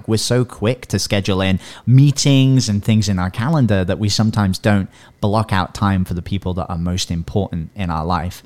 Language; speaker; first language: English; native; English